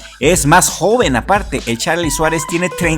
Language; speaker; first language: Spanish; native; Spanish